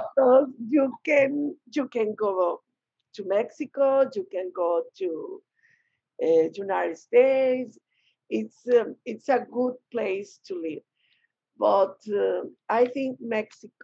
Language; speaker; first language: English; non-native, learner; Spanish